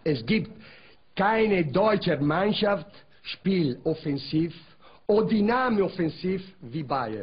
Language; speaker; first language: German; non-native, learner; Italian